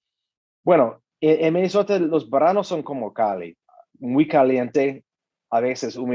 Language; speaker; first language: Spanish; non-native, learner; English